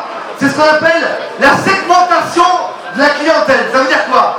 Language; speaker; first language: French; native; French